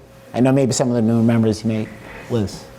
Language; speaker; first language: English; native; English